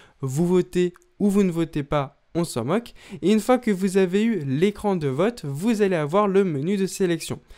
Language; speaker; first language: French; native; French